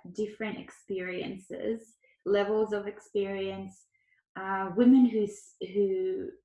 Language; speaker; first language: English; early bilingual, other home language; Ukrainian